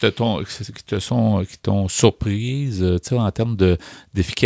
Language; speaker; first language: French; native; French